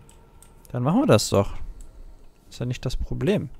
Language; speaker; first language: German; native; German